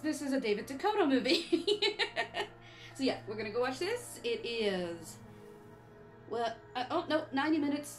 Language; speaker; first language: English; native; English